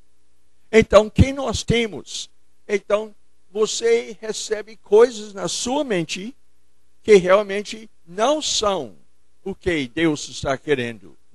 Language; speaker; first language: Portuguese; non-native, fluent; English